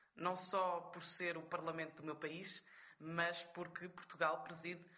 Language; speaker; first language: Portuguese; native; Portuguese